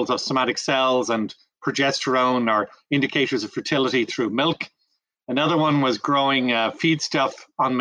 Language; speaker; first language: English; native; English